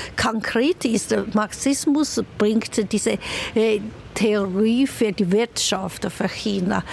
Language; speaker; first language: German; non-native, fluent; Chinese